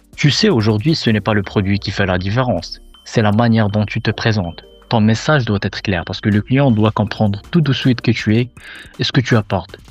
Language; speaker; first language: French; non-native, local second language; Arabic